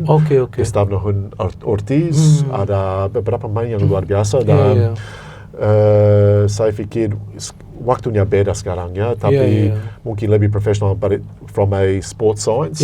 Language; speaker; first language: Indonesian; non-native, fluent; English